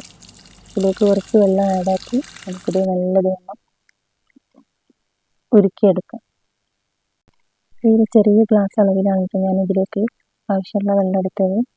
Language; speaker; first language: Malayalam; native; Malayalam